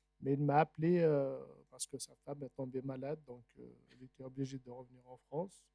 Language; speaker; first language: French; non-native, local second language; Arabic